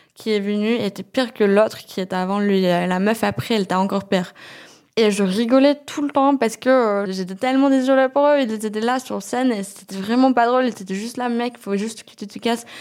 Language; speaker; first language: French; non-native, fluent; Norwegian